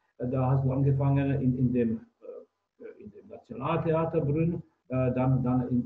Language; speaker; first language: German; non-native, fluent; Czech